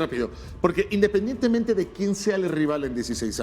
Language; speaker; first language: Spanish; native; Spanish